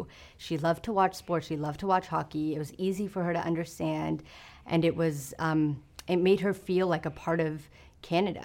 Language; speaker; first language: English; native; English